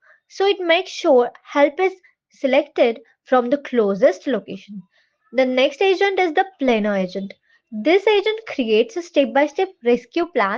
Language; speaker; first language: English; non-native, learner; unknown